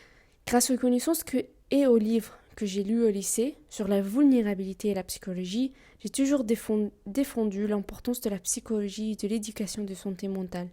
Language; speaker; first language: French; non-native, learner; Arabic